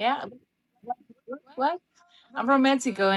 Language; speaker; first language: English; non-native, learner; Spanish